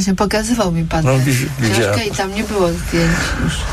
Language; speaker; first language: Polish; native; Polish